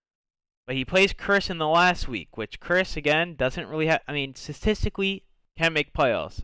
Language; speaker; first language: English; native; English